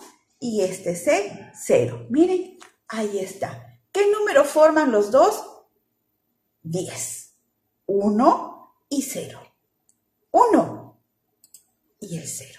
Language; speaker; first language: Spanish; native; Spanish